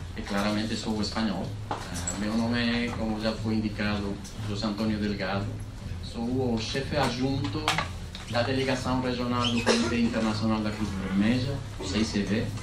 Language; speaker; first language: Portuguese; non-native, fluent; Spanish